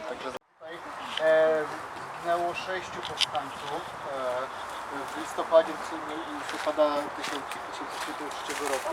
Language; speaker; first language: Polish; native; Polish